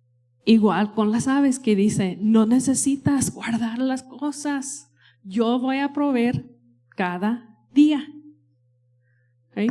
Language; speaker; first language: Spanish; non-native, fluent; English